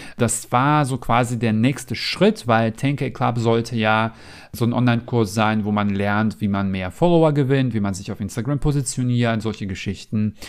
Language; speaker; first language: German; non-native, fluent; Macedonian